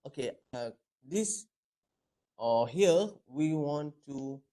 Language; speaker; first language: English; non-native, local second language; Malay